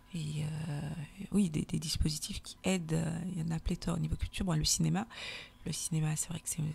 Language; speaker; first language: French; native; French